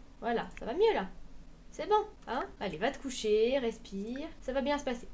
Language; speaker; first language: French; native; French